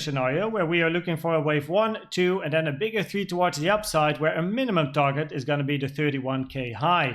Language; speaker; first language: English; non-native, fluent; Dutch